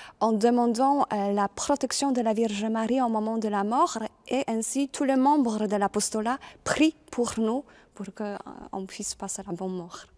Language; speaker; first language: French; non-native, fluent; Polish